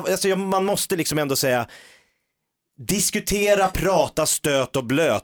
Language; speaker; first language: Swedish; native; Swedish